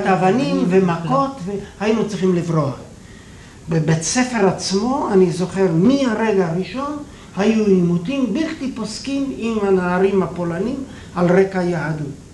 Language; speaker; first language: Hebrew; early bilingual, other home language; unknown